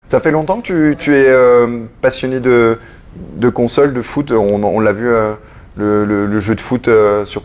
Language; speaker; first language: French; native; French